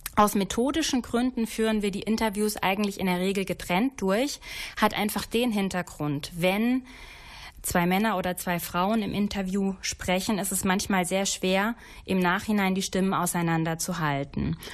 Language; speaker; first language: German; native; German